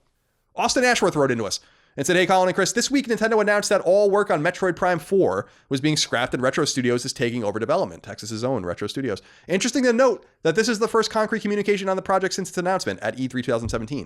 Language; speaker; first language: English; native; English